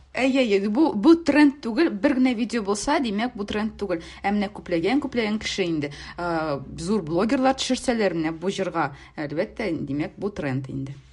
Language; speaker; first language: Tatar; native; Tatar